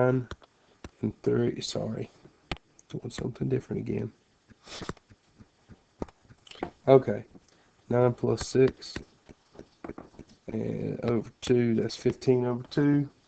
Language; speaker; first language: English; native; English